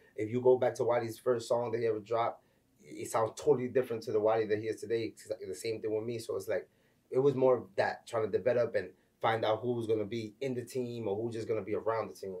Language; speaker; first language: English; early bilingual, other home language; Spanish